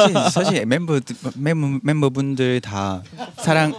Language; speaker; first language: Korean; non-native, learner; Vietnamese